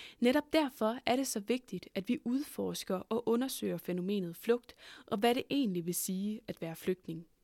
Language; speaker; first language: Danish; native; Danish